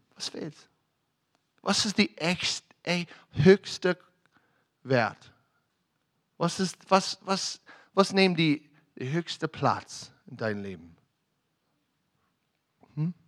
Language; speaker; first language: German; non-native, fluent; English